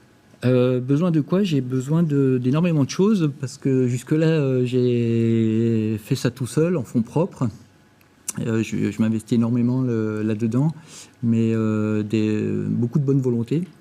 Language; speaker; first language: French; native; French